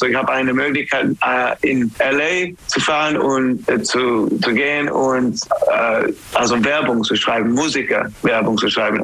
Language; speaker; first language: German; non-native, fluent; English